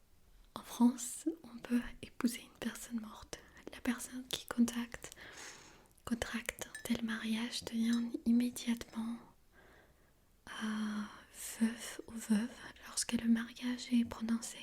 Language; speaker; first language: French; non-native, fluent; Armenian